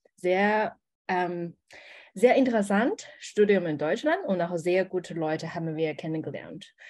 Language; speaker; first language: German; non-native, learner; Chinese